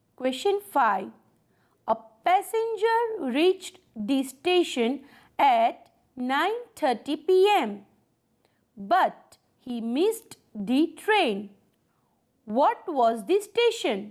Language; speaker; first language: English; non-native, local second language; Gujarati